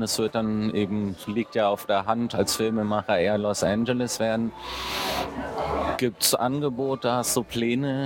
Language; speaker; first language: German; native; German